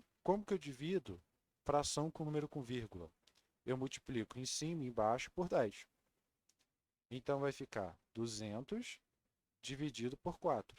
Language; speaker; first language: Portuguese; native; Portuguese